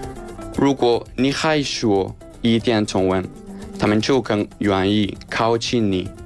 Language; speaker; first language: Chinese; non-native, fluent; Spanish